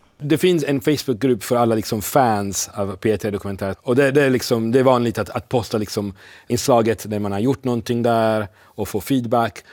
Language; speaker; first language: Swedish; non-native, fluent; Italian